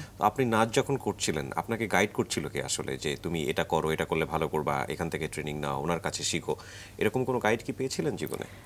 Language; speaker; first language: Bangla; native; Bangla